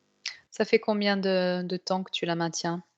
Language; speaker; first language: French; native; French